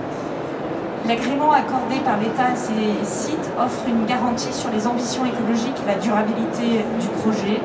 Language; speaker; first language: French; native; French